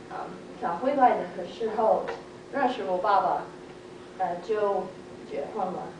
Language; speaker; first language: Chinese; non-native, learner; English